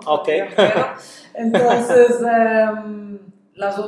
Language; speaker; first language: Spanish; non-native, fluent; Dutch